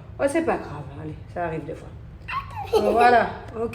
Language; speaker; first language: French; native; French